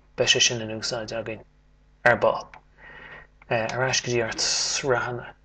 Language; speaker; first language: Irish; native; Irish